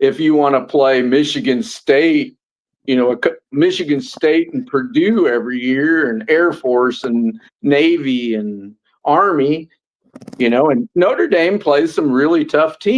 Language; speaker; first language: English; native; English